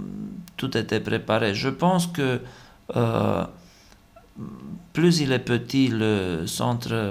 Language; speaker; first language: French; non-native, fluent; Romanian